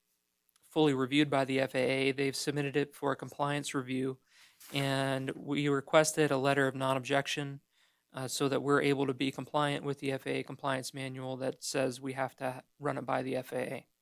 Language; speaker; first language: English; native; English